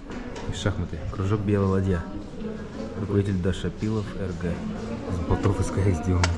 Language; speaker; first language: Russian; native; Russian